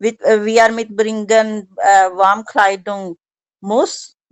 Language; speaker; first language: German; non-native, learner; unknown